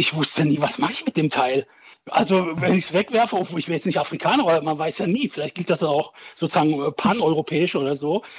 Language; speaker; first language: German; early bilingual, other home language; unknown